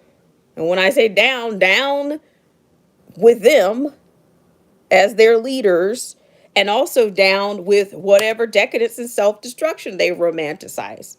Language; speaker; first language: English; native; English